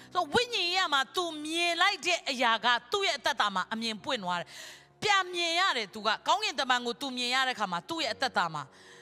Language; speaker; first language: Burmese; non-native, local second language; Kachin